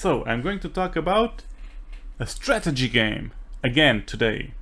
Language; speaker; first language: English; non-native, fluent; Portuguese